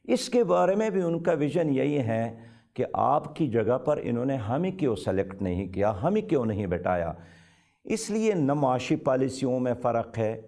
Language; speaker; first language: Urdu; non-native, local second language; Pashto